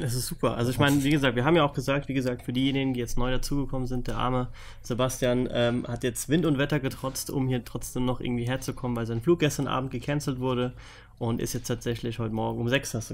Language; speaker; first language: German; native; German